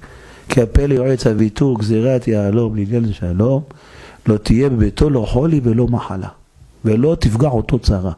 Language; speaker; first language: Hebrew; native; Hebrew